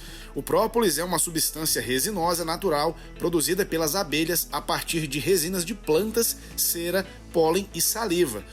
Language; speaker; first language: Portuguese; native; Portuguese